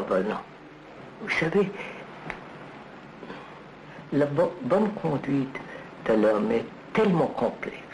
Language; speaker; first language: French; non-native, learner; Telugu